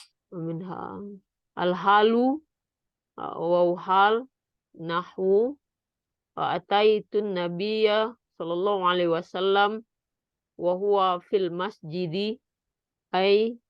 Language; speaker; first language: Arabic; non-native, fluent; Indonesian